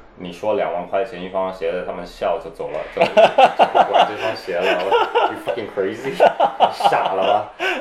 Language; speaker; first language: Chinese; early bilingual, heritage; Chinese